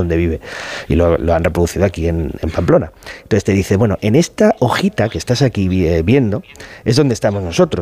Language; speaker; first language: Spanish; native; Spanish